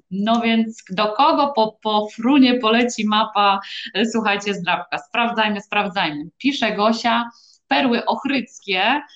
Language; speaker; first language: Polish; native; Polish